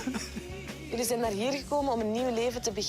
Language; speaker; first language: Dutch; native; Dutch